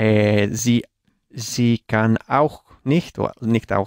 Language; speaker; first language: German; non-native, learner; Spanish